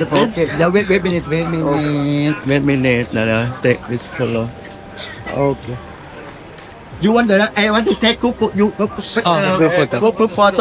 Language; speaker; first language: English; non-native, learner; Thai